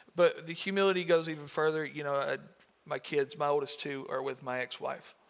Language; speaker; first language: English; native; English